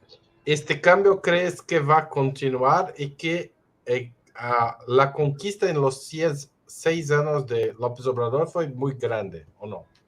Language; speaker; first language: Spanish; non-native, fluent; Portuguese